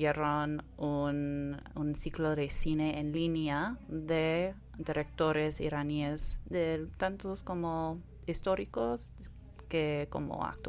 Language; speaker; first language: Spanish; non-native, fluent; Persian